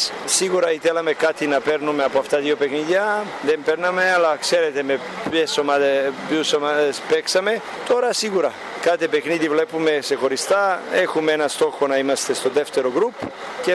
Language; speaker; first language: Greek; non-native, learner; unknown